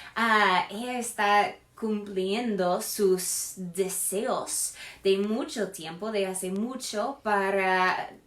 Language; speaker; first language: Spanish; non-native, fluent; English